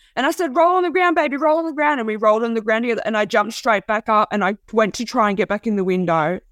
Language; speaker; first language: English; native; English